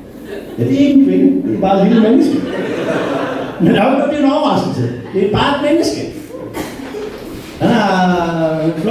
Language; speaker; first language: Danish; native; Danish